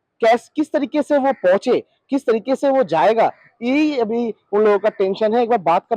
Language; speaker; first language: Hindi; non-native, local second language; Bangla